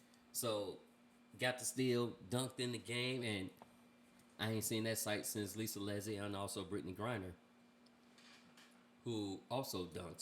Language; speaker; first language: English; native; English